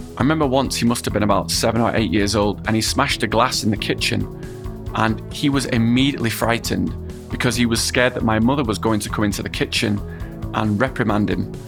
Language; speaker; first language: English; native; English